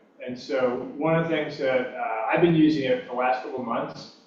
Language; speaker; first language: English; native; English